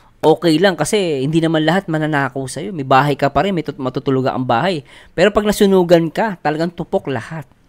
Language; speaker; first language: Filipino; native; Filipino